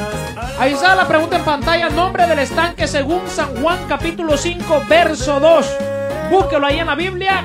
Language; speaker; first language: Spanish; native; Spanish